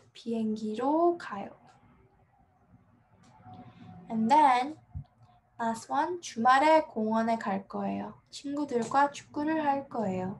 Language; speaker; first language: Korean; non-native, fluent; English